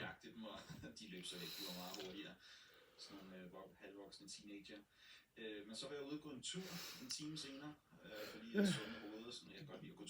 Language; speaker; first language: Danish; native; Danish